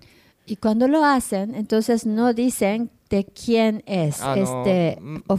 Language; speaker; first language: Spanish; non-native, learner; Japanese